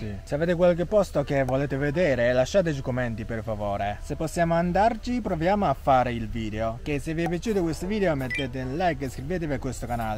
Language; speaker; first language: Italian; non-native, learner; Japanese